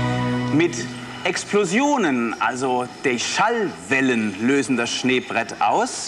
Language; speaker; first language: German; native; German